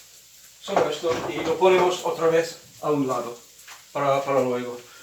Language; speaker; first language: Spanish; non-native, fluent; English